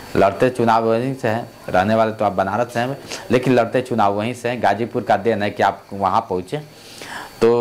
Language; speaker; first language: Hindi; native; Hindi